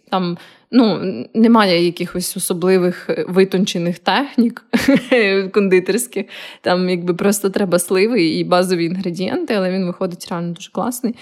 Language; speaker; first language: Ukrainian; native; Ukrainian